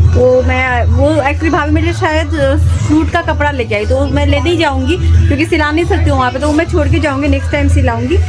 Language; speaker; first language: Hindi; native; Hindi